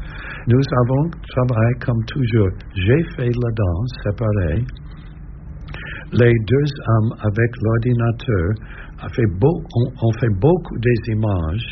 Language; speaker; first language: French; non-native, learner; English